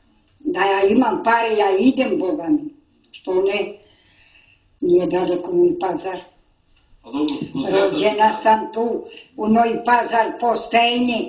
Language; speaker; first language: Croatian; non-native, local second language; Romany